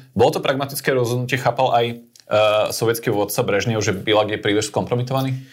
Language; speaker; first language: Slovak; native; Slovak